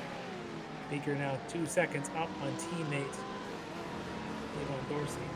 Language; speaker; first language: English; native; English